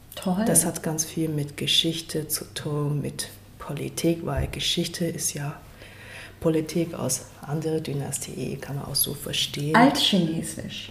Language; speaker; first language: German; non-native, fluent; Chinese